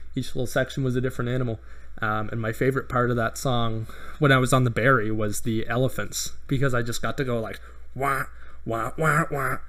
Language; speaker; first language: English; native; English